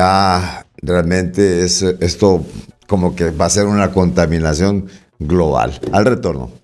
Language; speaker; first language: Spanish; native; Spanish